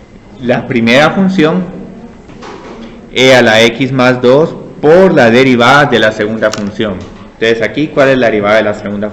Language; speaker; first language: Spanish; native; Spanish